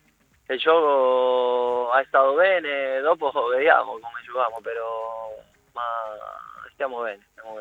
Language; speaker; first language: Italian; non-native, learner; Spanish